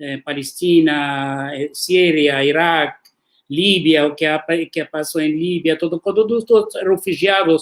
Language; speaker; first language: Spanish; non-native, learner; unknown